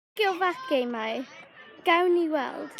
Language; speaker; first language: Welsh; non-native, local second language; English